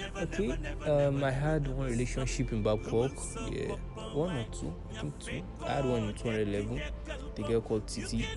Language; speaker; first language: English; non-native, local second language; Yoruba